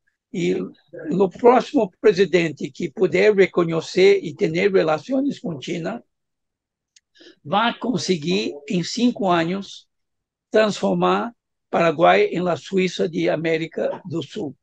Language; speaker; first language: Spanish; non-native, fluent; Portuguese